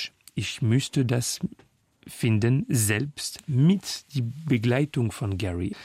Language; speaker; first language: German; non-native, fluent; French